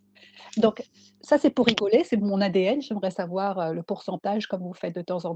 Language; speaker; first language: French; native; French